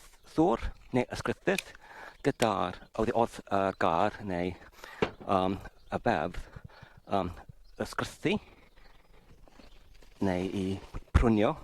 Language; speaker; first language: Welsh; non-native, fluent; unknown